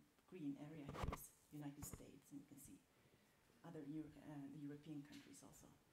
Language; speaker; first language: English; non-native, fluent; Swedish